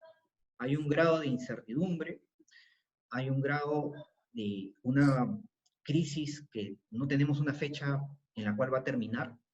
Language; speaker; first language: Spanish; native; Spanish